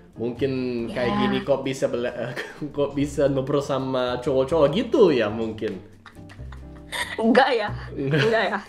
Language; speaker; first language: Indonesian; non-native, fluent; English